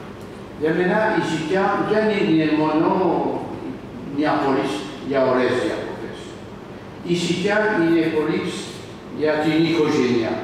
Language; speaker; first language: Greek; non-native, learner; French